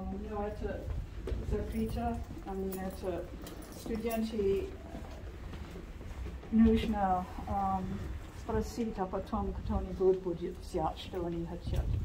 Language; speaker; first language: Russian; non-native, learner; English